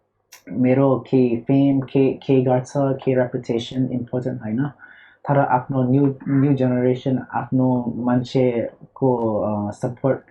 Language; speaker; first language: Nepali; early bilingual, heritage; Nepali